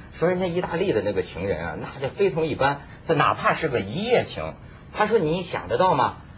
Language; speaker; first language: Chinese; native; Chinese